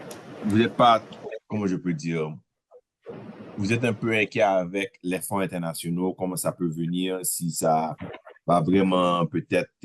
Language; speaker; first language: French; non-native, local second language; Haitian Creole